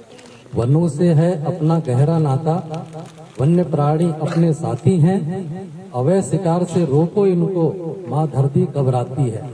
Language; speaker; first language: Hindi; native; Hindi